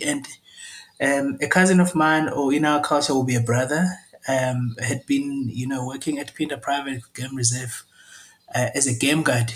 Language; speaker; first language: English; non-native, local second language; Zulu